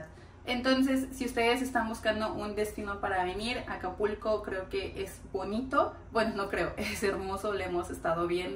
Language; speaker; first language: Spanish; native; Spanish